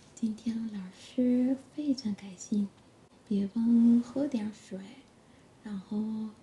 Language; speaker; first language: Chinese; non-native, learner; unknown